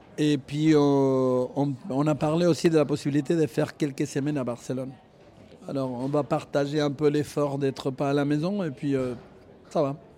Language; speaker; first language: French; non-native, fluent; Spanish